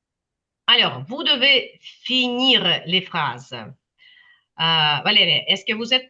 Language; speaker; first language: French; non-native, fluent; Ukrainian